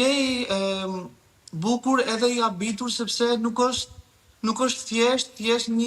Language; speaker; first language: Albanian; early bilingual, heritage; Albanian